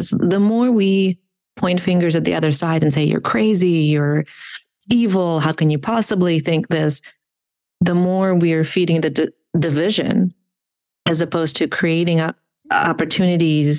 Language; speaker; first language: English; non-native, fluent; Russian